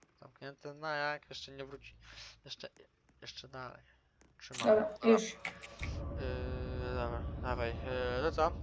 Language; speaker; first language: Polish; native; Polish